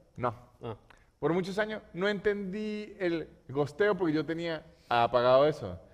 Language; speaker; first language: Spanish; native; Spanish